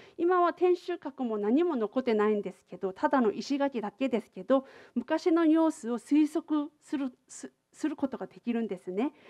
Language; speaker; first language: Japanese; non-native, fluent; Korean